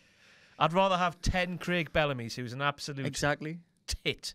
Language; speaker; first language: English; native; English